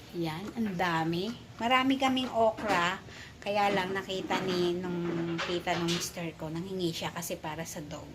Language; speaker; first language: Filipino; native; Filipino